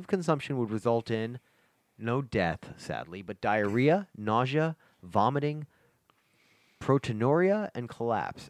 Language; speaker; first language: English; native; English